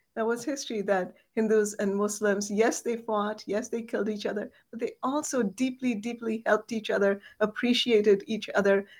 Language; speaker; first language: English; non-native, local second language; Bangla